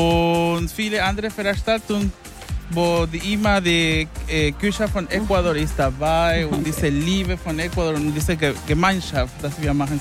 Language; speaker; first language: German; non-native, learner; Spanish